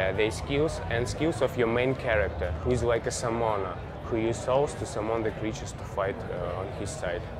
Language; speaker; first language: English; non-native, fluent; Russian